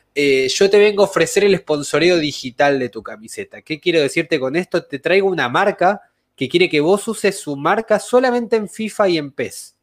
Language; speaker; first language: Spanish; native; Spanish